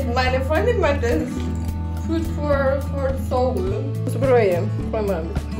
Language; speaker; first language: German; non-native, learner; Spanish